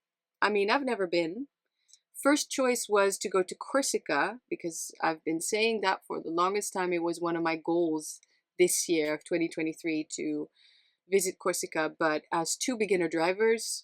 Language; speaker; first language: English; non-native, fluent; Dutch